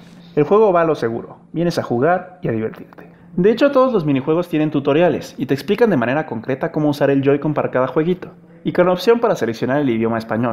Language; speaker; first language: Spanish; native; Spanish